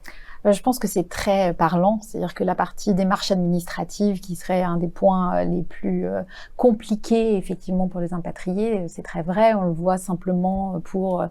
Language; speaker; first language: French; native; French